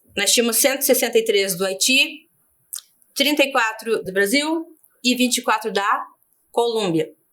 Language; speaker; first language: Portuguese; native; Portuguese